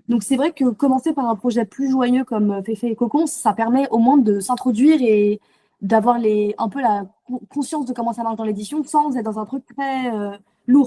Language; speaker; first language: French; native; French